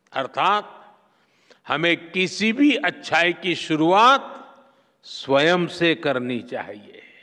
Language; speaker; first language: Hindi; non-native, local second language; Gujarati